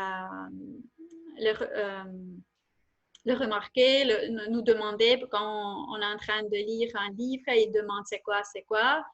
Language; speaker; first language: French; non-native, fluent; Estonian